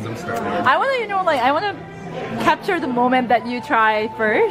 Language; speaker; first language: English; non-native, fluent; Korean